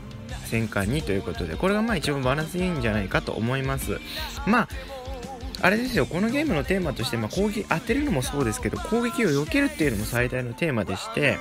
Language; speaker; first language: Japanese; native; Japanese